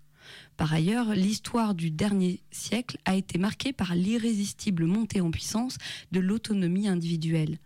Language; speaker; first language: French; native; French